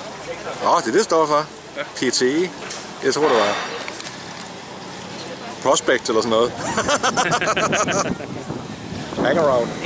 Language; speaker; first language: Danish; native; Danish